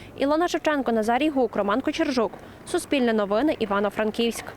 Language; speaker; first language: Ukrainian; native; Ukrainian